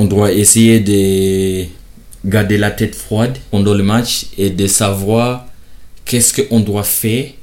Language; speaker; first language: French; non-native, learner; Shona